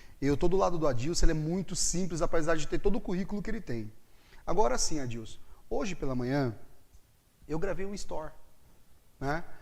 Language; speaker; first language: Portuguese; native; Portuguese